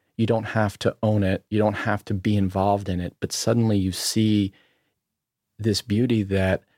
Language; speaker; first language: English; native; English